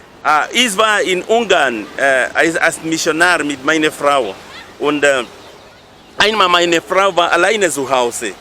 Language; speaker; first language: German; non-native, learner; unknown